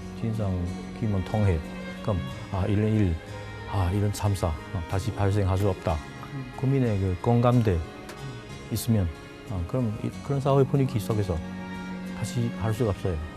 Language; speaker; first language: Korean; non-native, fluent; Chinese